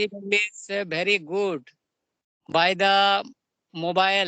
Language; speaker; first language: English; non-native, learner; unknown